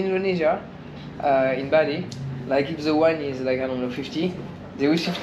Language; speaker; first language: English; non-native, learner; French